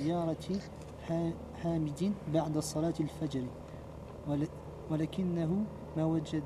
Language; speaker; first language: Arabic; non-native, learner; French